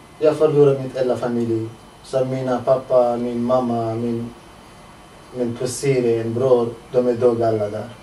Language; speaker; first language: Swedish; non-native, learner; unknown